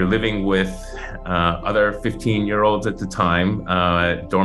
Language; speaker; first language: English; native; English